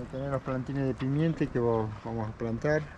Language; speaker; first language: Spanish; native; Spanish